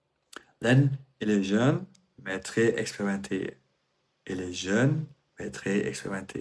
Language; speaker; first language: French; non-native, fluent; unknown